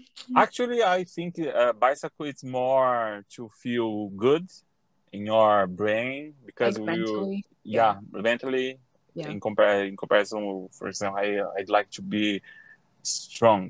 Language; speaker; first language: English; non-native, learner; Portuguese